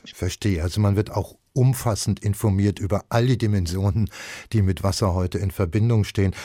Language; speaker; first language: German; native; German